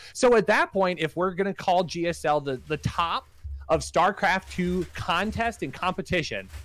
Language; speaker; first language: English; native; English